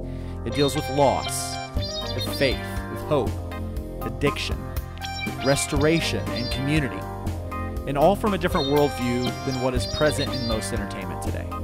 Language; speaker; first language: English; native; English